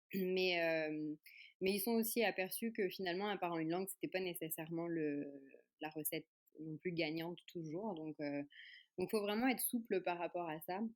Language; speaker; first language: French; native; French